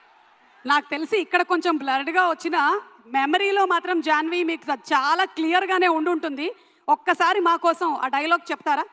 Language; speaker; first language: Telugu; native; Telugu